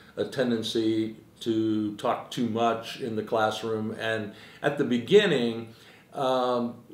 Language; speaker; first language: English; native; English